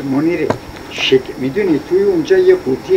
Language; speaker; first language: Persian; native; Persian